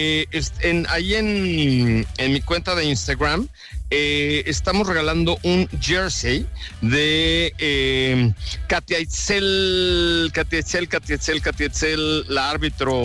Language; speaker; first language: Spanish; native; Spanish